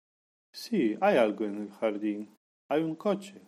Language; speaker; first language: Spanish; non-native, fluent; Polish